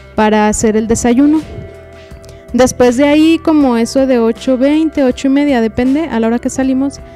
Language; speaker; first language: Spanish; native; Spanish